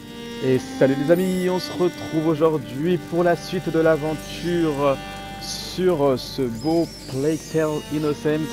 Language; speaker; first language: French; native; French